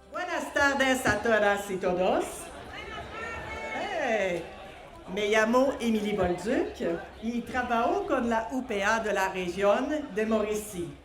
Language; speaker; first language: Spanish; non-native, learner; French